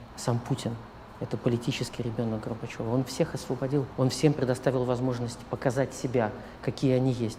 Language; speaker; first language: Russian; native; Russian